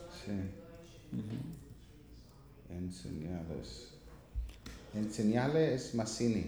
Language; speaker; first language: Spanish; non-native, learner; English